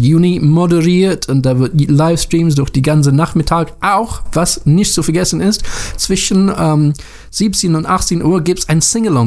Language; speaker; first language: German; non-native, learner; English